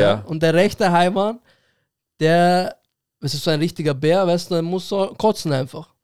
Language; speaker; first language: German; early bilingual, other home language; Persian